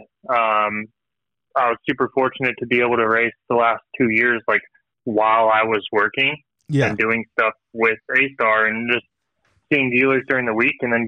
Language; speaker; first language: English; native; English